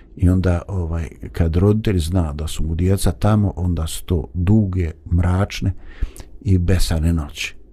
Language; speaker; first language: Bosnian; native; Bosnian